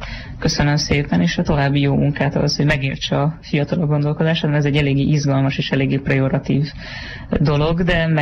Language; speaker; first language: Hungarian; native; Hungarian